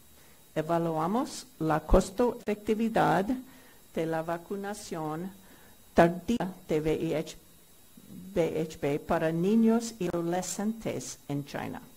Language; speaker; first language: Spanish; non-native, fluent; English